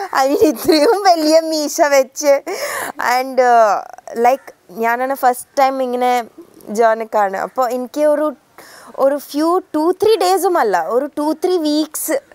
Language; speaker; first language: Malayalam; early bilingual, heritage; Malayalam